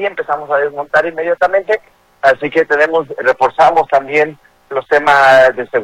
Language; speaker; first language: Spanish; native; Spanish